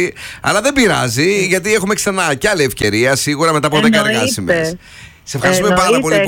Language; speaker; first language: Greek; native; Greek